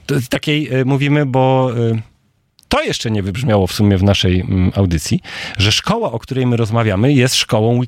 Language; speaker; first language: Polish; native; Polish